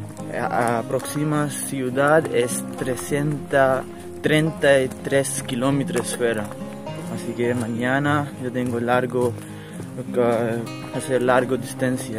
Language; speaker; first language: Spanish; non-native, learner; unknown